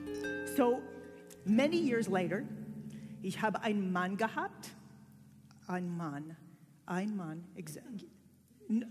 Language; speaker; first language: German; non-native, learner; English